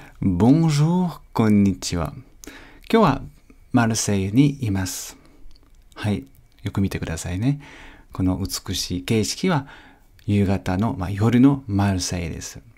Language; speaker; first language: Japanese; non-native, fluent; French